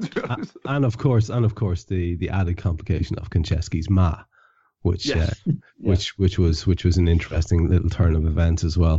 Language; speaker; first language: English; non-native, local second language; Irish